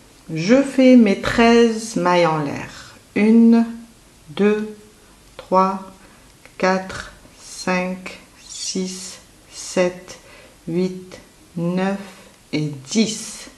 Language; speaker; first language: French; native; French